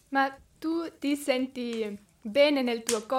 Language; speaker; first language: Italian; non-native, learner; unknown